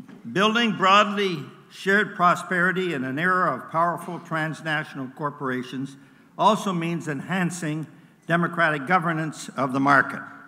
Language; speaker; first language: English; native; English